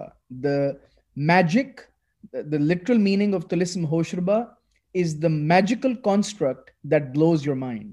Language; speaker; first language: English; non-native, local second language; Urdu